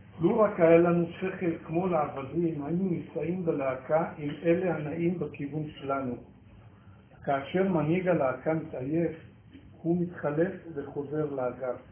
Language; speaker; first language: Hebrew; native; Hebrew